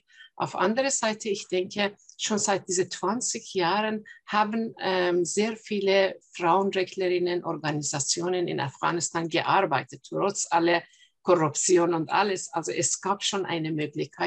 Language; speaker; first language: German; non-native, fluent; Persian